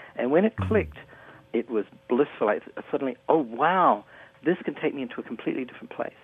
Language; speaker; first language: English; native; English